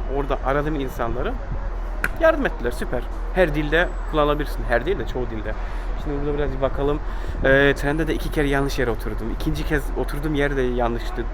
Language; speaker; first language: Turkish; early bilingual, heritage; Turkish